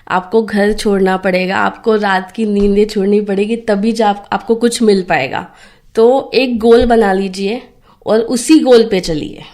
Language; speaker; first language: Hindi; non-native, local second language; Marathi